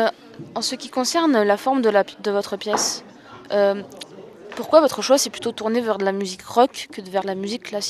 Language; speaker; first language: French; native; French